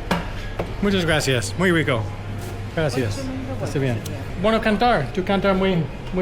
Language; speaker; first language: Spanish; non-native, learner; English